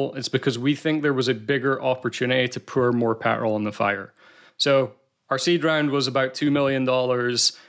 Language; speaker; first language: English; native; English